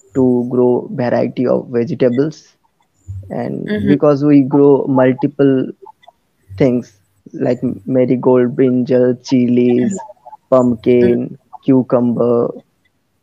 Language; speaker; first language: English; non-native, local second language; Hindi